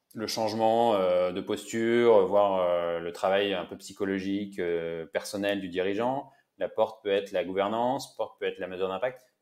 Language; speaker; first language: French; native; French